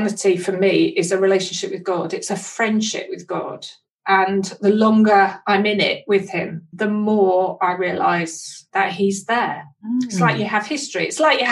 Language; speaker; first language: English; native; English